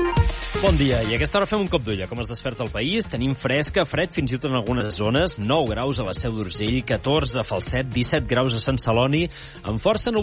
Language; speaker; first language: Catalan; native; Catalan